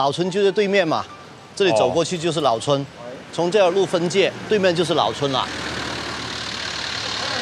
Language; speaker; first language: Chinese; native; Chinese